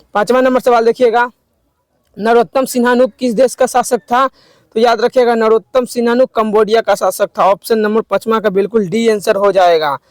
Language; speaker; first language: Hindi; native; Hindi